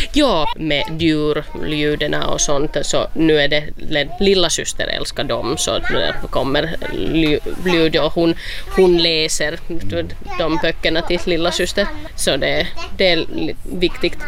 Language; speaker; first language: Swedish; non-native, local second language; Finnish